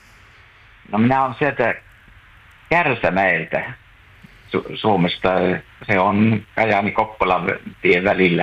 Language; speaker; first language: Finnish; native; Finnish